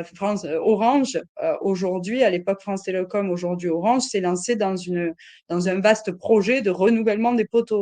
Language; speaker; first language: French; native; French